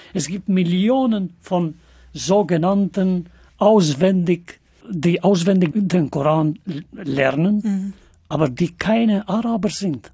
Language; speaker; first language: German; non-native, fluent; Albanian